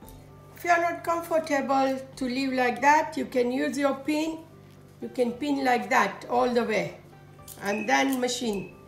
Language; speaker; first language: English; non-native, fluent; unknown